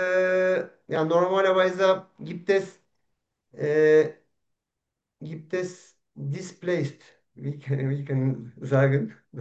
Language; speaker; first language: German; non-native, learner; Turkish